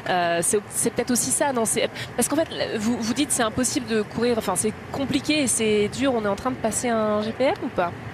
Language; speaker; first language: French; native; French